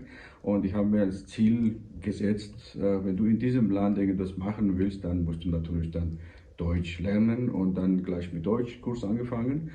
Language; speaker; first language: German; non-native, fluent; Georgian